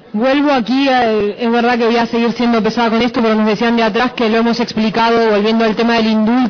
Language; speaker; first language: Spanish; native; Spanish